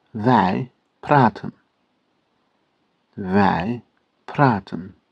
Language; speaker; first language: Dutch; non-native, learner; Kurdish